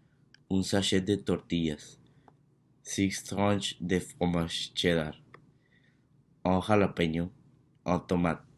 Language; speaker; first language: French; non-native, learner; Spanish